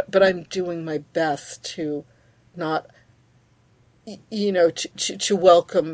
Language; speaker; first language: English; early bilingual, other home language; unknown